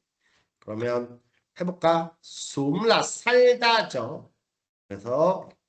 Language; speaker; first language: Korean; native; Korean